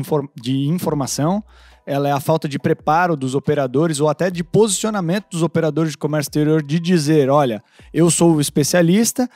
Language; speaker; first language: Portuguese; native; Portuguese